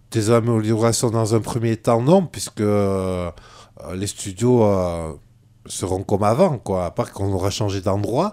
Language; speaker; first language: French; native; French